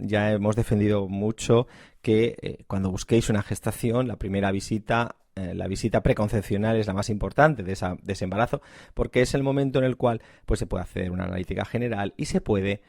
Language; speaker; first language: Spanish; native; Spanish